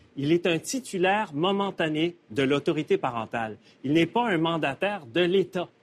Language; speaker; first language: French; native; French